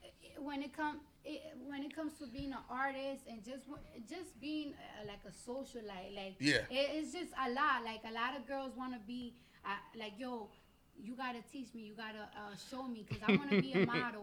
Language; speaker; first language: English; early bilingual, other home language; Spanish